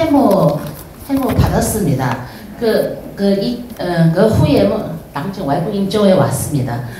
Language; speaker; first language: Korean; non-native, learner; Chinese